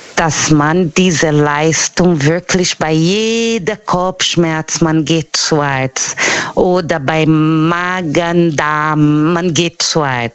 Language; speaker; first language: German; non-native, fluent; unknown